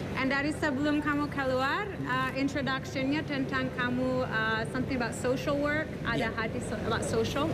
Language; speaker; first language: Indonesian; non-native, fluent; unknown